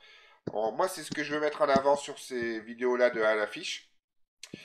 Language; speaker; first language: French; native; French